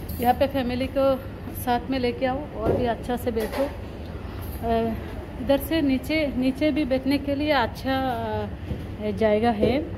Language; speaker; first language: Hindi; non-native, learner; Bangla